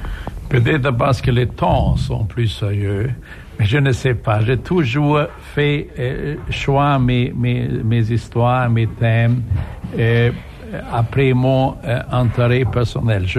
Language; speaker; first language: French; non-native, fluent; German